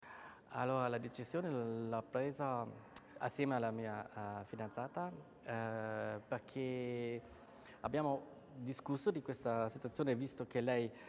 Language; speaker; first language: Italian; non-native, local second language; German